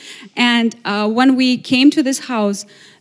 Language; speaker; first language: English; non-native, fluent; Ukrainian